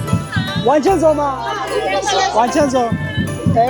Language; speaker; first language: Chinese; non-native, learner; Amharic